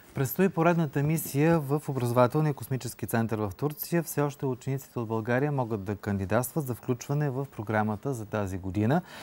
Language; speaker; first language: Bulgarian; native; Bulgarian